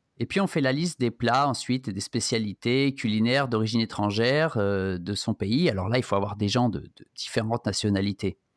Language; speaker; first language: French; native; French